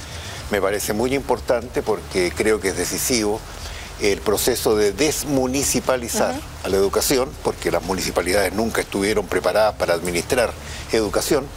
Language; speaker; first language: Spanish; native; Spanish